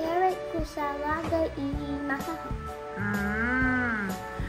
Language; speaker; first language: Portuguese; early bilingual, heritage; Portuguese